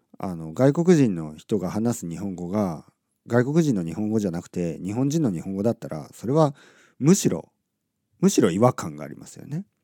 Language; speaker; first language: Japanese; native; Japanese